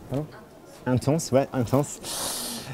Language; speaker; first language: French; non-native, fluent; German